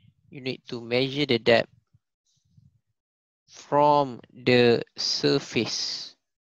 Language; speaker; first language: English; non-native, local second language; Malay